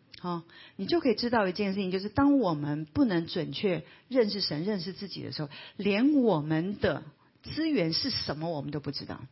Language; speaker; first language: Chinese; native; Chinese